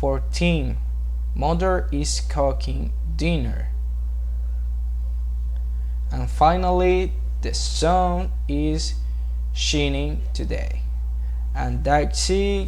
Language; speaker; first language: English; non-native, learner; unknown